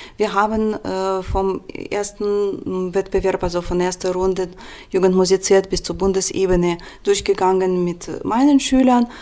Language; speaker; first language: German; non-native, fluent; Russian